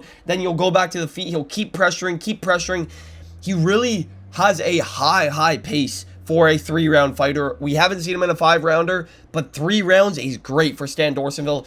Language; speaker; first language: English; native; English